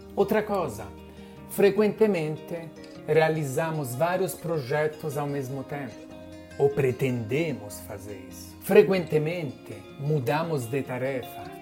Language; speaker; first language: Portuguese; non-native, fluent; Italian